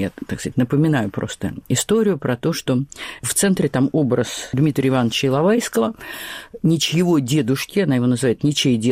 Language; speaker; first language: Russian; native; Russian